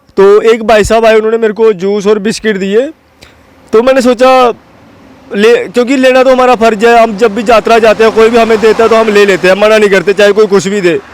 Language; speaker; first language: Hindi; non-native, local second language; Dogri